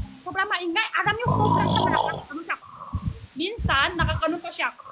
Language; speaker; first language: Filipino; non-native, learner; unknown